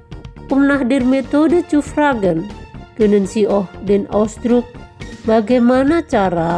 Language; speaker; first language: German; non-native, fluent; Indonesian